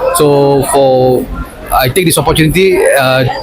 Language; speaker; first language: English; non-native, local second language; Tamil